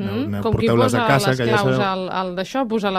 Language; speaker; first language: Catalan; native; Catalan